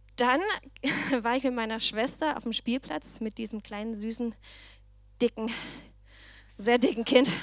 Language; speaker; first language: German; non-native, fluent; Danish